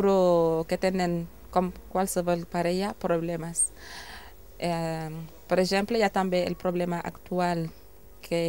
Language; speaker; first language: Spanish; non-native, local second language; Wolof